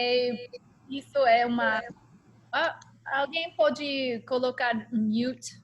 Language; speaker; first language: Portuguese; non-native, learner; English